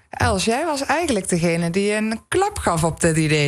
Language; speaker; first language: Dutch; native; Dutch